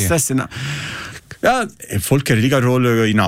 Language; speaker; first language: Icelandic; non-native, learner; Italian